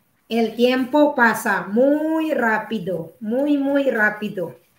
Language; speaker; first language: Spanish; non-native, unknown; Filipino